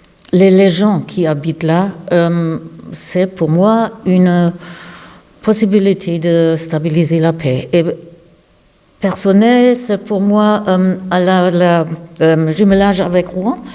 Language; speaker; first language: French; non-native, learner; German